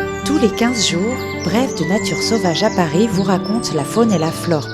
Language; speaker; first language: French; native; French